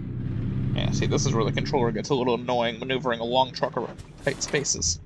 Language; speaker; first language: English; native; English